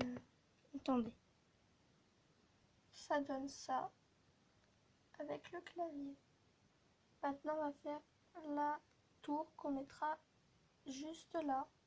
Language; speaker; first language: French; native; French